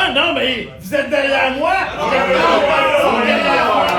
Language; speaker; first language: French; native; French